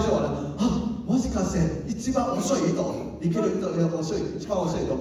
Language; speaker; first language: Japanese; non-native, learner; Cantonese